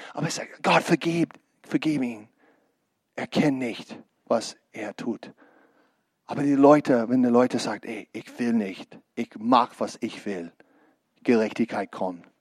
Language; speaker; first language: German; non-native, learner; English